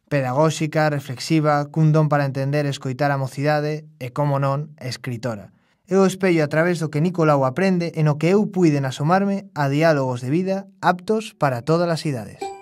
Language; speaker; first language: Galician; non-native, local second language; Spanish